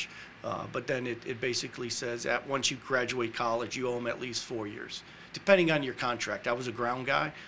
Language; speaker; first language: English; native; English